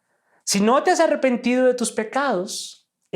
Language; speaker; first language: Spanish; native; Spanish